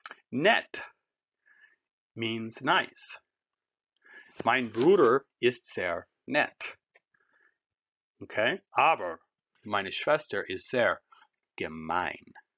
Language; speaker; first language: German; non-native, fluent; English